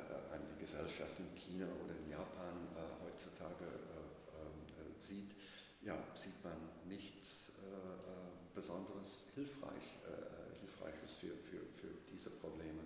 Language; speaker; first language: German; non-native, fluent; English